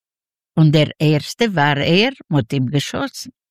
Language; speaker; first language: German; non-native, learner; Yiddish